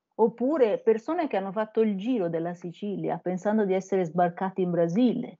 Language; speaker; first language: Italian; native; Italian